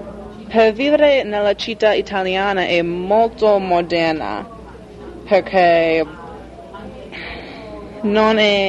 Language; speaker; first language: Italian; non-native, learner; English